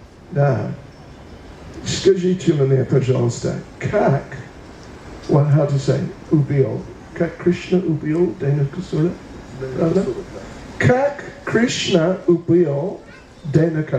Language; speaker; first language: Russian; non-native, learner; English